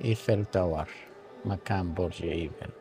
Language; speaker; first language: Arabic; native; Arabic